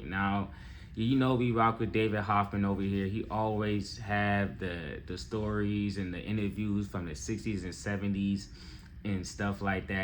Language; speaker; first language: English; native; English